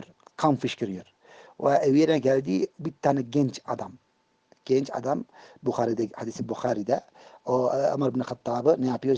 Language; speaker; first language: Turkish; native; Turkish